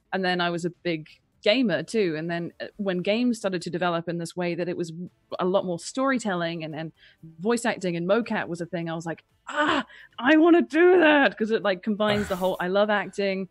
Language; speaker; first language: English; native; English